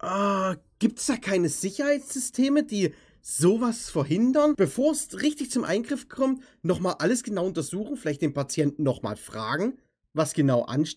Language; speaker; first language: German; native; German